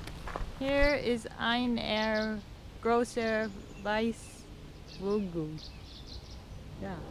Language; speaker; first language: German; non-native, learner; English